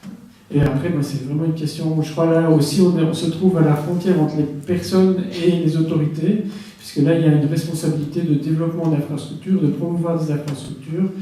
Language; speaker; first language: French; native; French